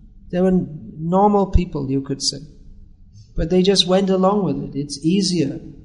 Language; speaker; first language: English; native; English